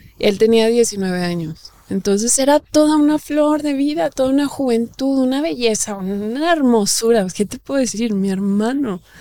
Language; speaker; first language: Spanish; native; Spanish